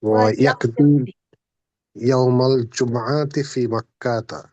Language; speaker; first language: Arabic; non-native, learner; Bangla